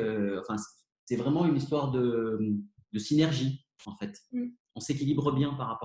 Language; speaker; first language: French; native; French